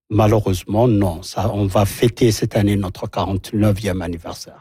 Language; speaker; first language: French; non-native, local second language; Somali